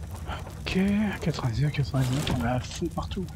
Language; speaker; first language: French; native; French